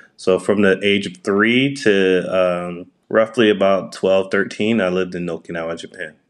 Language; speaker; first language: English; early bilingual, other home language; Japanese